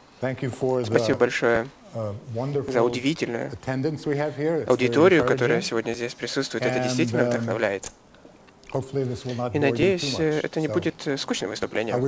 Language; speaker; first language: Russian; native; Russian